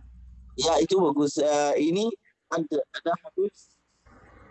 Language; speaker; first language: Indonesian; non-native, fluent; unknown